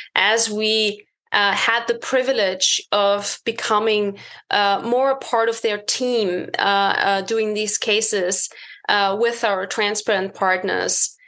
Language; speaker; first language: English; non-native, fluent; German